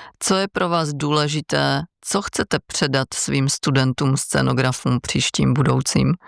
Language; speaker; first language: Czech; native; Czech